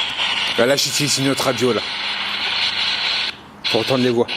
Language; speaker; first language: French; native; French